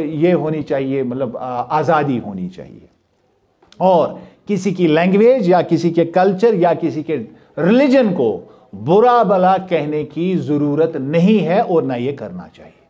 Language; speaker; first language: Urdu; non-native, local second language; Kashmiri